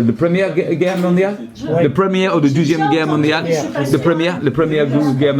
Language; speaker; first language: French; non-native, learner; English